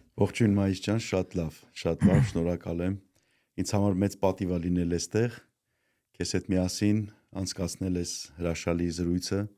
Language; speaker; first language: Armenian; native; Armenian